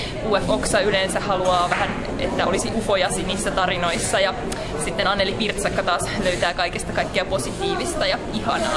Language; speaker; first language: Finnish; native; Finnish